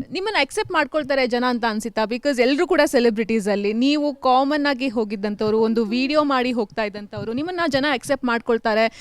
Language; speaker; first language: Kannada; native; Kannada